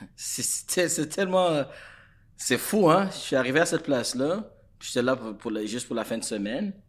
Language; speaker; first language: French; non-native, fluent; English